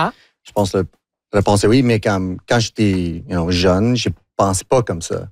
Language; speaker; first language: French; non-native, local second language; English